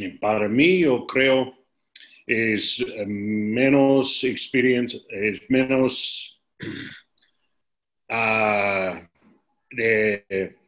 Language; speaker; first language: Spanish; non-native, learner; English